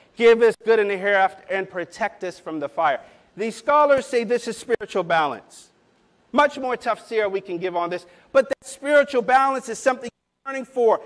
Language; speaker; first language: English; native; English